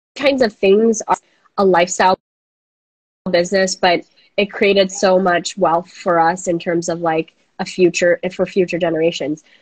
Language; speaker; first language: English; native; English